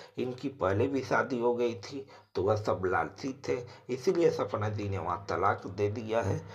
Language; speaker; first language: Hindi; native; Hindi